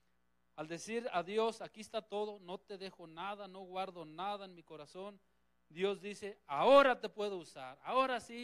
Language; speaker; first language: Spanish; native; Spanish